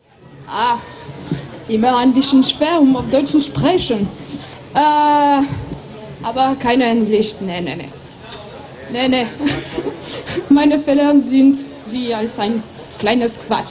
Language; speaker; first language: German; non-native, learner; French